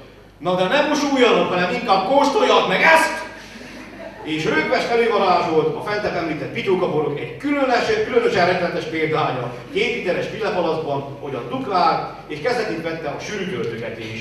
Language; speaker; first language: Hungarian; native; Hungarian